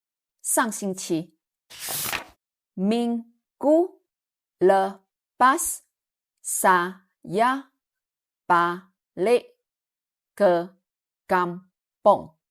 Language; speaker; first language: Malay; non-native, local second language; Chinese